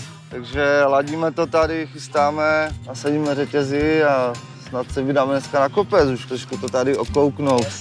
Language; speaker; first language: Czech; native; Czech